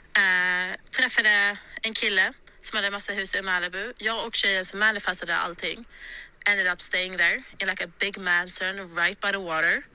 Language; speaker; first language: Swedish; native; Swedish